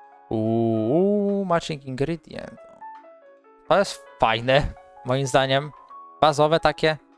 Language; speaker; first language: Polish; native; Polish